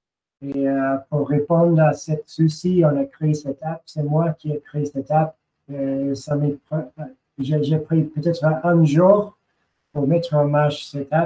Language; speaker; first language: French; non-native, learner; English